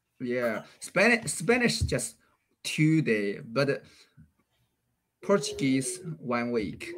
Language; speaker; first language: English; non-native, learner; Chinese